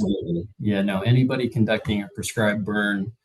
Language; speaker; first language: English; native; English